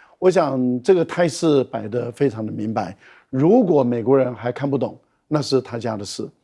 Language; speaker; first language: Chinese; native; Chinese